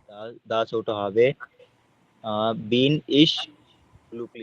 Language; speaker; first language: German; non-native, learner; Hindi